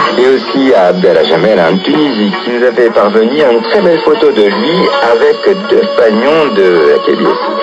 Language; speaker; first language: French; native; French